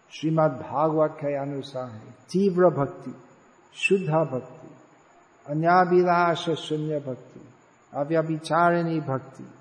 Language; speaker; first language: Hindi; non-native, fluent; English